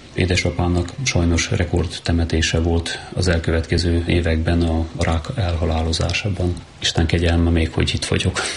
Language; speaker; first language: Hungarian; native; Hungarian